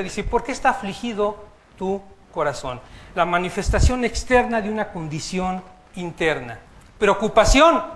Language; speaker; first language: Spanish; native; Spanish